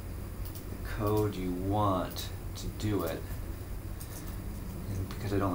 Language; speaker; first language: English; native; English